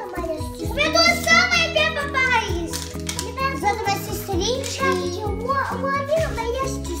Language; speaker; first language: Russian; early bilingual, heritage; Russian